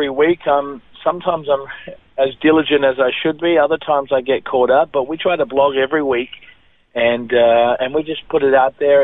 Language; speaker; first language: English; native; English